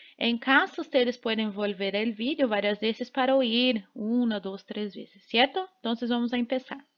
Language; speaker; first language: Spanish; non-native, fluent; Portuguese